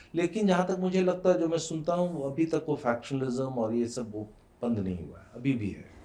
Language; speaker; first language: Hindi; native; Hindi